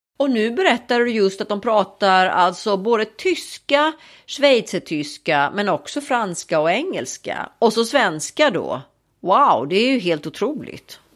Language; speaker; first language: Swedish; native; Swedish